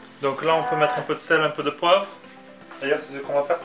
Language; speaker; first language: French; native; French